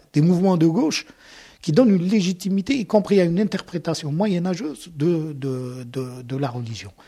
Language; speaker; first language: French; non-native, local second language; Arabic